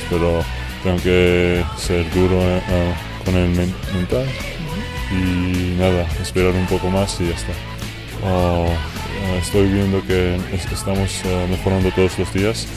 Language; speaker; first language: Spanish; non-native, fluent; Georgian